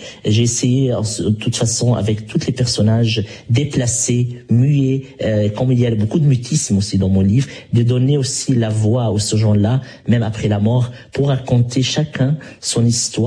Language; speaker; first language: French; non-native, local second language; Arabic